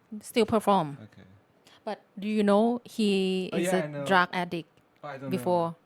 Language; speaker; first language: English; non-native, learner; Thai